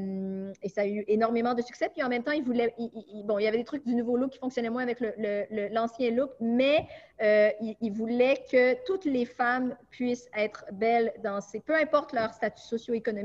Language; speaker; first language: French; native; French